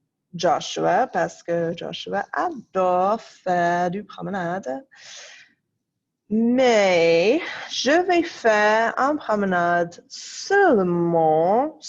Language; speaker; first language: French; non-native, fluent; English